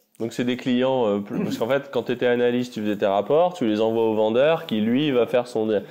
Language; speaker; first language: French; native; French